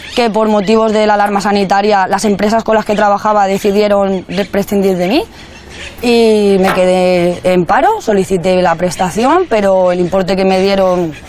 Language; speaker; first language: Spanish; native; Spanish